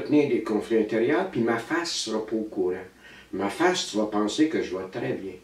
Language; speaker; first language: French; native; French